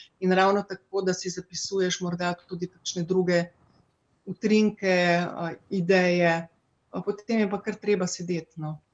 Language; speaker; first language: Slovenian; native; Slovenian